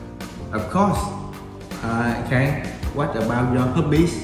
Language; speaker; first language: English; non-native, learner; Vietnamese